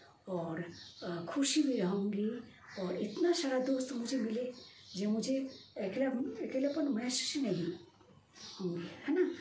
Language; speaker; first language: Hindi; non-native, local second language; Bangla